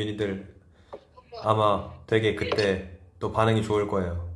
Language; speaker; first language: Korean; native; Korean